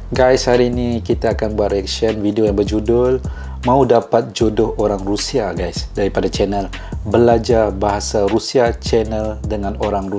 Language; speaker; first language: Indonesian; non-native, local second language; Malay